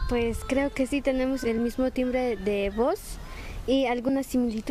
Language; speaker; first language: Spanish; non-native, local second language; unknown